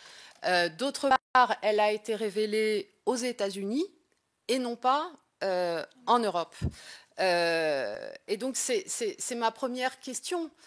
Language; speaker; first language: French; native; French